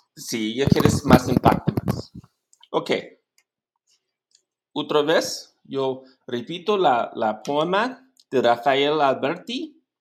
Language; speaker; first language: Spanish; non-native, learner; English